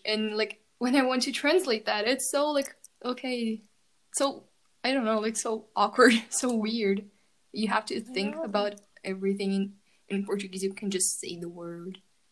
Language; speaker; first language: English; non-native, fluent; Portuguese